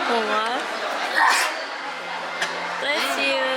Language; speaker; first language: English; non-native, learner; Japanese